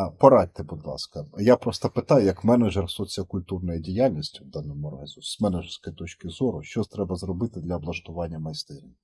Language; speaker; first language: Ukrainian; native; Ukrainian